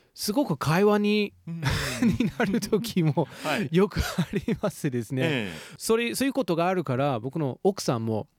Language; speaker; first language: Japanese; non-native, fluent; English